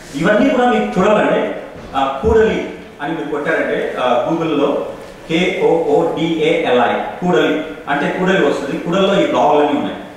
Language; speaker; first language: Telugu; native; Telugu